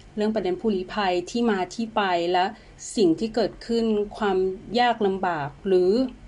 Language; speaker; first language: Thai; native; Thai